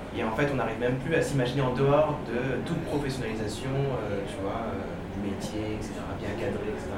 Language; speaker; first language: French; native; French